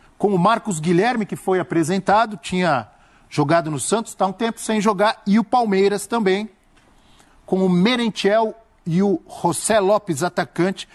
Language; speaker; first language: Portuguese; native; Portuguese